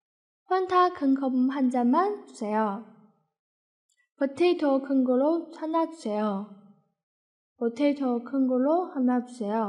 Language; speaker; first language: Korean; non-native, fluent; Chinese